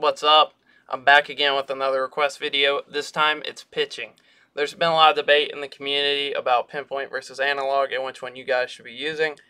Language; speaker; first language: English; native; English